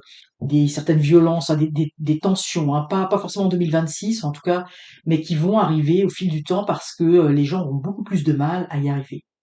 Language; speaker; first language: French; native; French